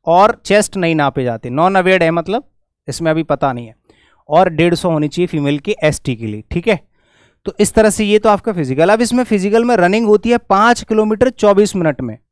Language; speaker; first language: Hindi; native; Hindi